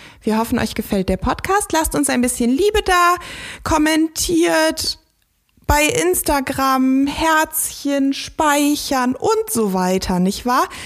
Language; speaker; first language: German; native; German